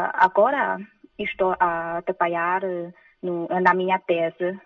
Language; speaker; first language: Portuguese; non-native, fluent; Chinese